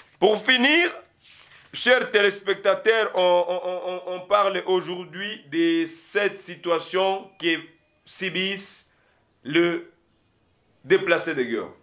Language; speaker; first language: French; non-native, local second language; Lingala